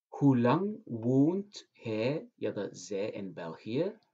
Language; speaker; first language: Dutch; non-native, fluent; Turkish